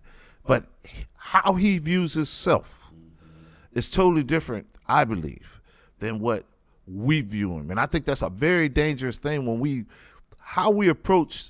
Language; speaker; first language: English; native; English